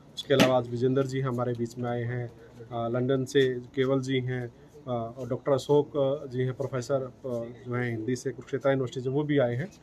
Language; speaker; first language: Hindi; native; Hindi